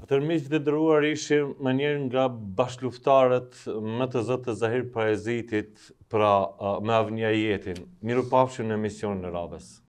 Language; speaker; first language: Albanian; native; Albanian